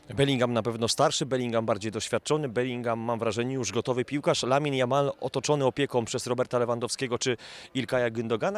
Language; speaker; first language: Polish; native; Polish